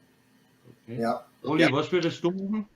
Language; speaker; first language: German; native; German